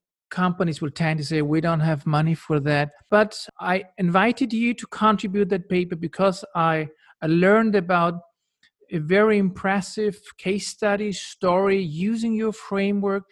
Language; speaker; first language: English; non-native, fluent; German